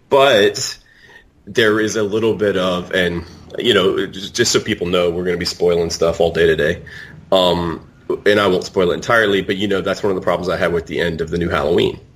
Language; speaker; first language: English; native; English